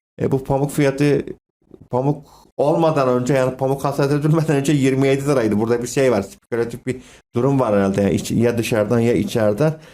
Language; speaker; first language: Turkish; native; Turkish